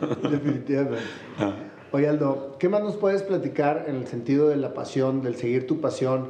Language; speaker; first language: Spanish; native; Spanish